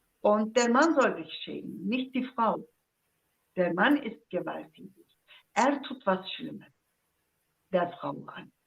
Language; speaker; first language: German; non-native, fluent; Zaza